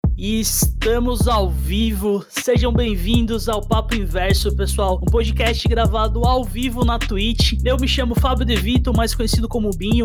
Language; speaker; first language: Portuguese; native; Portuguese